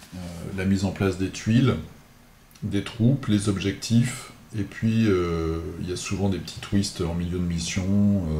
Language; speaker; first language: French; native; French